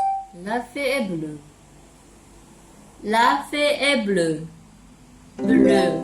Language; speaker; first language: French; non-native, learner; Chinese